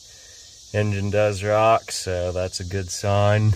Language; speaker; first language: English; native; English